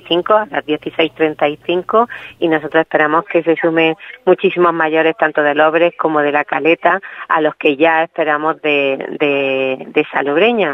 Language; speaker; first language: Spanish; native; Spanish